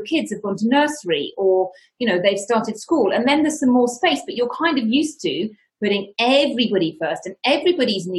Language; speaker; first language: English; native; English